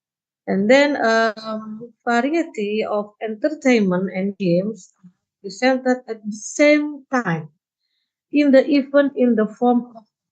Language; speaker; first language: English; non-native, learner; Indonesian